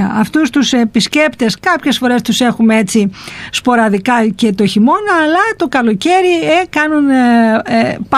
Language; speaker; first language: Greek; native; Greek